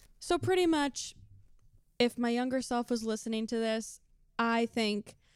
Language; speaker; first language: English; native; English